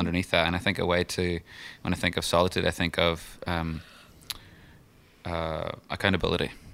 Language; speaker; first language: English; native; English